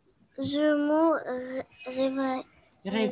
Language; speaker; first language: French; non-native, learner; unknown